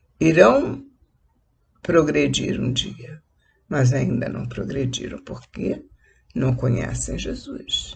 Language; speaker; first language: Portuguese; native; Portuguese